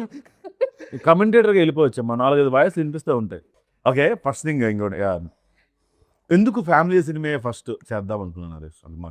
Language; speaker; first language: Telugu; native; Telugu